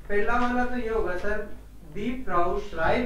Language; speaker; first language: Hindi; native; Hindi